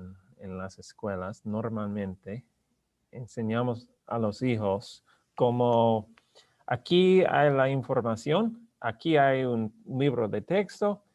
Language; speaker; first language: Spanish; non-native, learner; English